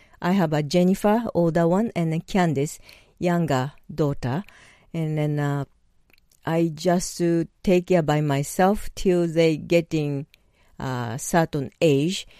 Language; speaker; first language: English; non-native, learner; Japanese